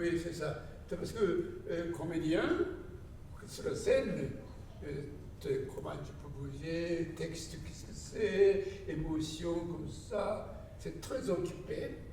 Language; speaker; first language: French; non-native, learner; Japanese